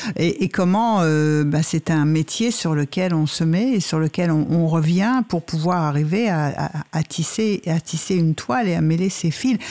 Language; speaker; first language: French; native; French